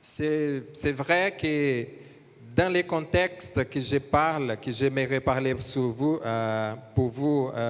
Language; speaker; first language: French; non-native, learner; Portuguese